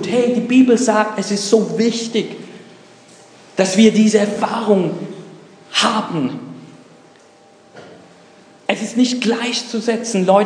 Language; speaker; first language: German; non-native, fluent; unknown